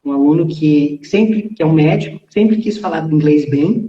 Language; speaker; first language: Portuguese; early bilingual, heritage; Portuguese